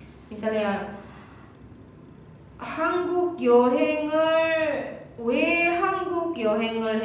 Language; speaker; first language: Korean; non-native, fluent; Indonesian